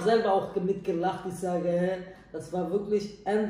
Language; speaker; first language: German; non-native, learner; Turkish